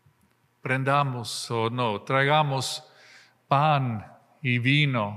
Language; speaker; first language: Spanish; non-native, fluent; English